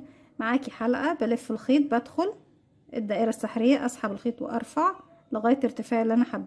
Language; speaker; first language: Arabic; native; Arabic